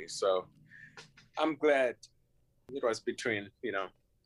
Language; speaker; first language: English; non-native, local second language; North Ndebele